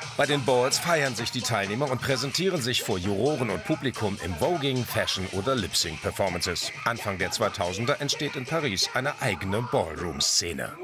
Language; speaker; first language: German; native; German